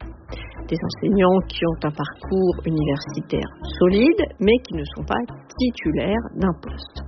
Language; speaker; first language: French; native; French